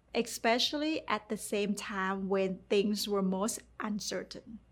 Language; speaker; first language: English; non-native, fluent; Thai